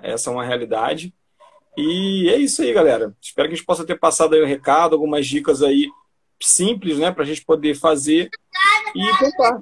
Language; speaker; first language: Portuguese; native; Portuguese